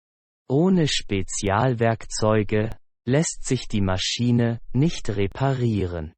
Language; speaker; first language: German; non-native, fluent; Persian